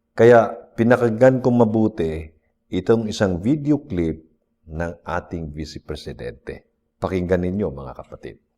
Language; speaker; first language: Filipino; non-native, local second language; Cebuano